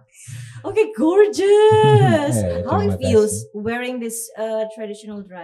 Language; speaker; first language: English; non-native, fluent; Indonesian